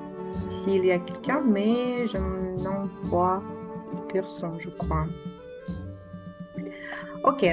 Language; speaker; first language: French; non-native, fluent; Russian